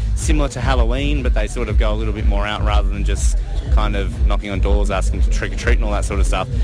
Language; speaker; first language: English; native; English